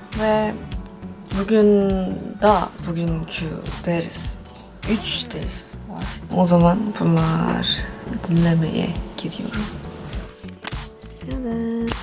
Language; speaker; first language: Turkish; non-native, learner; Korean